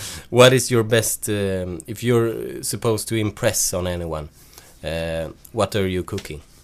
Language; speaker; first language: English; non-native, fluent; Swedish